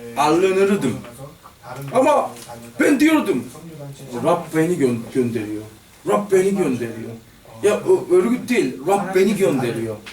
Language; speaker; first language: Turkish; non-native, fluent; Korean